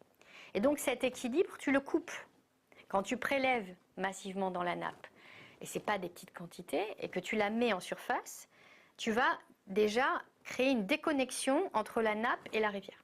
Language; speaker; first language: French; native; French